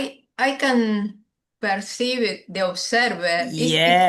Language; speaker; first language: English; non-native, learner; Spanish